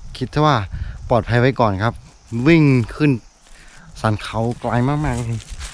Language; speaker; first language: Thai; non-native, local second language; Karen languages